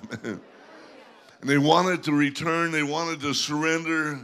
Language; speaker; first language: English; native; English